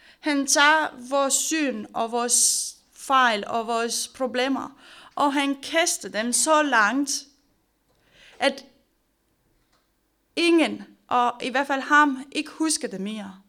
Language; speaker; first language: Danish; non-native, fluent; Romanian